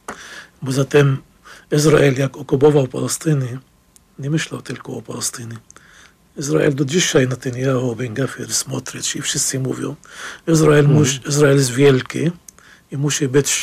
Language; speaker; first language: Polish; non-native, fluent; Arabic